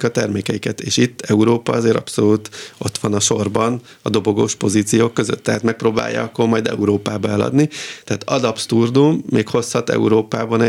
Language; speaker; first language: Hungarian; native; Hungarian